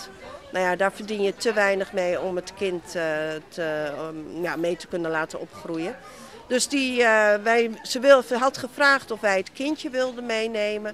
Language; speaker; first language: Dutch; non-native, local second language; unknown